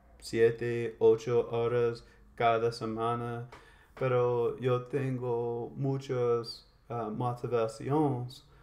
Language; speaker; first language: Spanish; non-native, learner; English